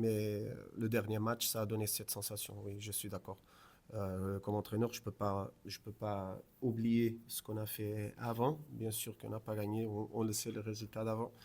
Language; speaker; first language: French; non-native, fluent; Portuguese